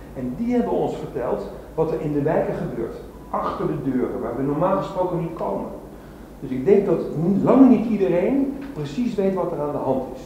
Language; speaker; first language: Dutch; native; Dutch